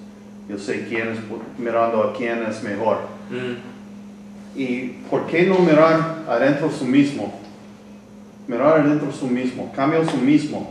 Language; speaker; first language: Spanish; non-native, learner; English